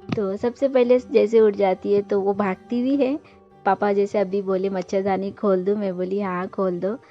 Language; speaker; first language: Hindi; non-native, local second language; Bangla